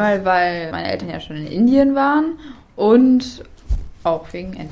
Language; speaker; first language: German; native; German